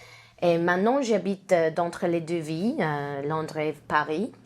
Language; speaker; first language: French; non-native, learner; English